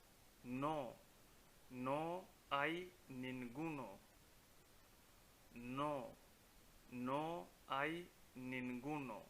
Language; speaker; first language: Spanish; non-native, fluent; Punjabi